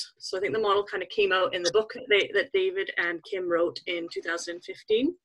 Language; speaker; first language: English; native; English